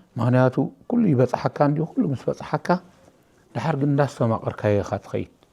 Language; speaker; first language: Tigrinya; native; Tigrinya